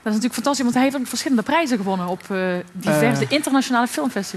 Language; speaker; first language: Dutch; native; Dutch